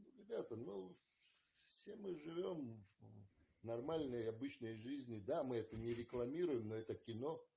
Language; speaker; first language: Russian; native; Russian